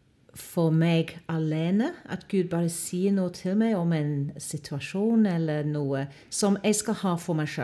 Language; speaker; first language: Norwegian; non-native, fluent; English